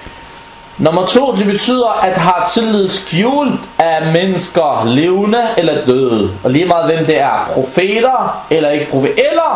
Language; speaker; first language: Danish; non-native, fluent; Arabic